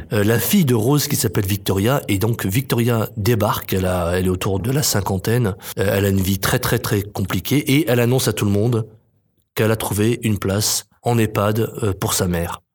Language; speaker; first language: French; native; French